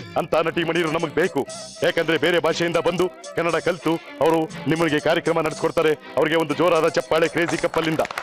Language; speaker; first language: Kannada; native; Kannada